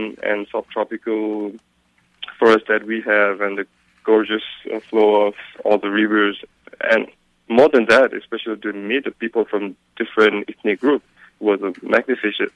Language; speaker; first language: English; non-native, local second language; Eastern Tamang